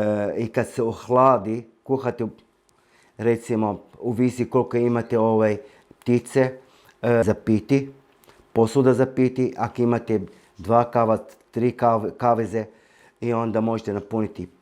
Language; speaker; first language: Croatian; non-native, fluent; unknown